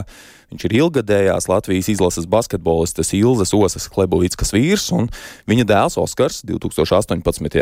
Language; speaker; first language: Latvian; native; Latvian